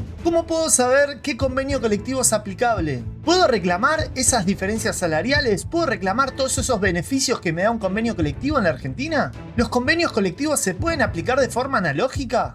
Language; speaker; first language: Spanish; native; Spanish